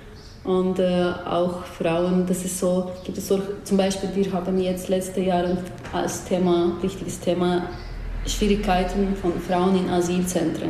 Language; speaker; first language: German; non-native, fluent; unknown